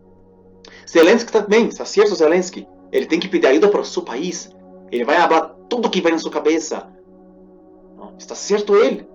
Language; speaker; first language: Portuguese; non-native, fluent; Spanish